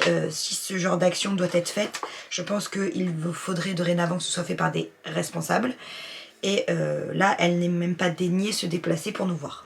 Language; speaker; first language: French; native; French